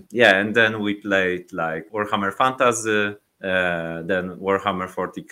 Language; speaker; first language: English; non-native, learner; Polish